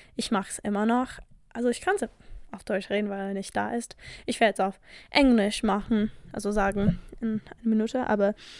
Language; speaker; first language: German; non-native, fluent; English